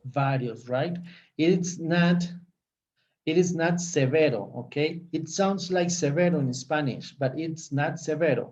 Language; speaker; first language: English; non-native, fluent; Spanish